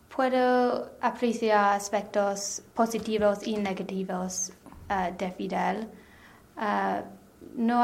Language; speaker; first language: Spanish; non-native, learner; English